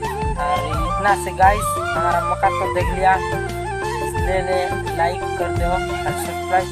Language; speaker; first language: Hindi; non-native, local second language; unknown